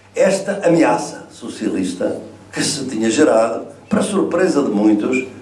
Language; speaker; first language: Portuguese; native; Portuguese